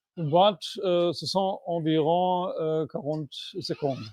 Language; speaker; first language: French; non-native, fluent; German